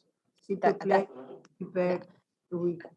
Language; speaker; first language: French; non-native, fluent; Greek